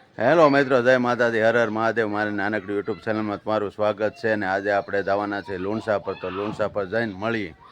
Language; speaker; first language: Gujarati; native; Gujarati